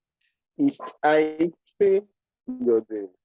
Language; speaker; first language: German; non-native, learner; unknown